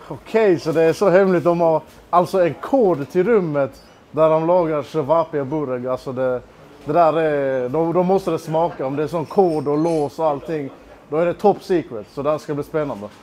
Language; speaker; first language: Swedish; native; Swedish